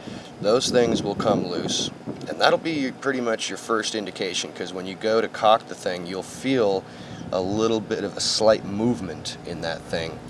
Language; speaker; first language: English; native; English